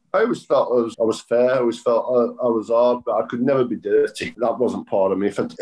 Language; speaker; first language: English; native; English